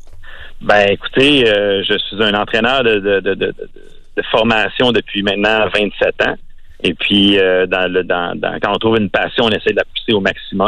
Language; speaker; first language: French; native; French